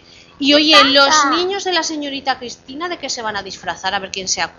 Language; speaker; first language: Spanish; native; Spanish